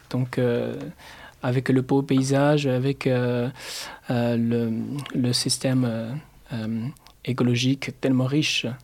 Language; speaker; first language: French; non-native, fluent; Chinese